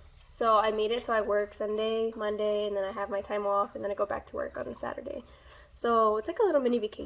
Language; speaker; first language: English; native; English